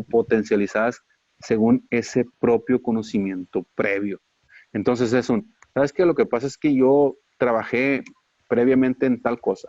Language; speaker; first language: Spanish; native; Spanish